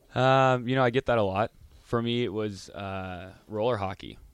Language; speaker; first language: English; native; English